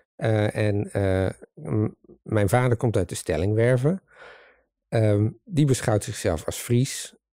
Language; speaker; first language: Dutch; native; Dutch